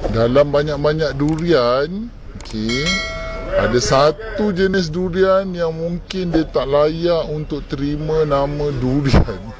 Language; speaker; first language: Malay; non-native, local second language; Chinese